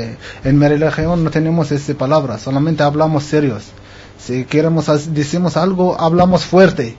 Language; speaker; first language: Spanish; non-native, learner; Arabic